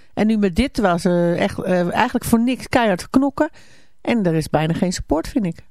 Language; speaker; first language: Dutch; native; Dutch